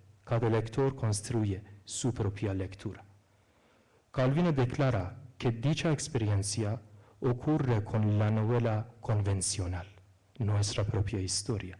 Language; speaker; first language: Spanish; non-native, fluent; Persian